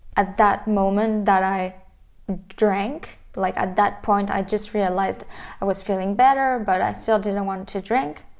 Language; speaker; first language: English; non-native, fluent; French